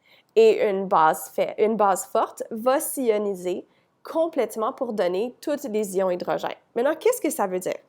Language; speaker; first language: French; native; French